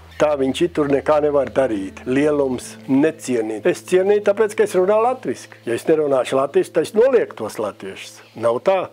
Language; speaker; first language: Latvian; early bilingual, heritage; Latvian